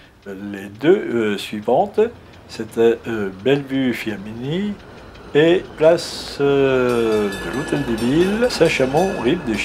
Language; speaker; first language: French; native; French